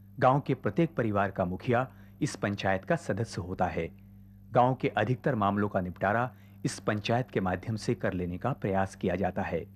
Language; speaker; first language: Hindi; native; Hindi